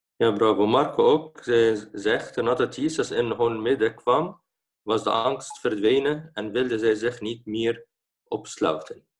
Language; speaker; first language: Dutch; non-native, fluent; Arabic